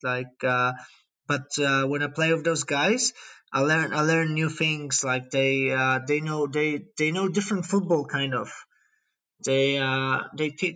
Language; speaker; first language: English; non-native, fluent; Polish